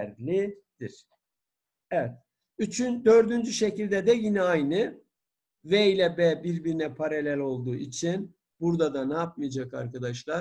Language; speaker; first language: Turkish; native; Turkish